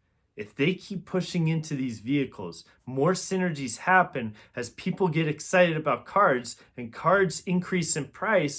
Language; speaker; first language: English; native; English